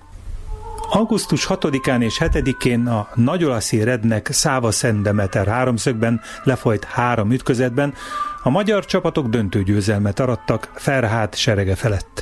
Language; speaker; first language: Hungarian; native; Hungarian